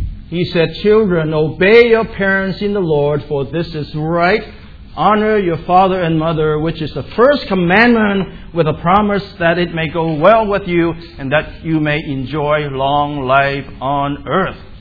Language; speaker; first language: English; native; English